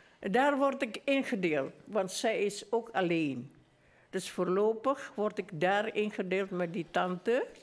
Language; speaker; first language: Dutch; early bilingual, other home language; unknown